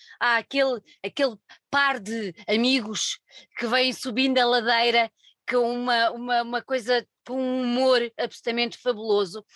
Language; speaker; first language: Portuguese; native; Portuguese